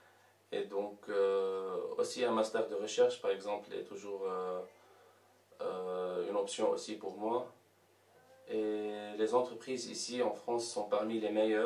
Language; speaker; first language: French; non-native, local second language; Arabic